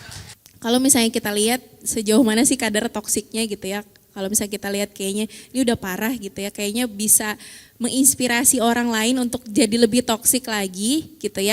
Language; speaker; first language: Indonesian; native; Indonesian